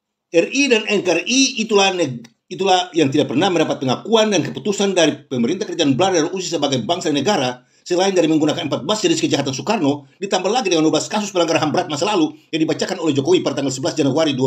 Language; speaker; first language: Indonesian; native; Indonesian